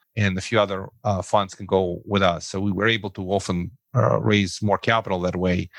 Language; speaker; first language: English; non-native, fluent; Russian